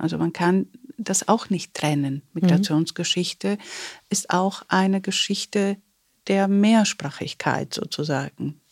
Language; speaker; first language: German; non-native, fluent; Greek